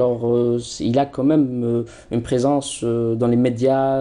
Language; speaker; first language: French; non-native, local second language; Arabic